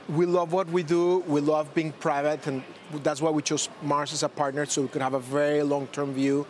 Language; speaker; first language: English; non-native, fluent; Spanish